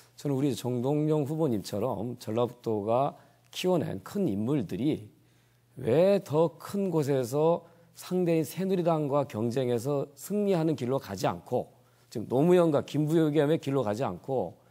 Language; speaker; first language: Korean; native; Korean